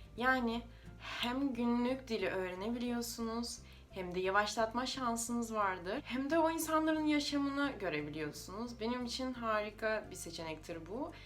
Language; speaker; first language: Turkish; non-native, fluent; Russian